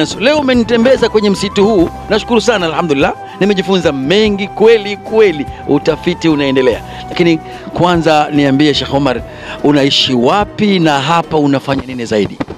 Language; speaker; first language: Swahili; native; Swahili